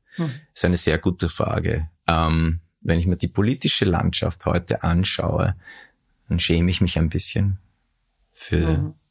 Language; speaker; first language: German; native; German